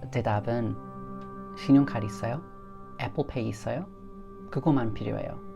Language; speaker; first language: Korean; non-native, learner; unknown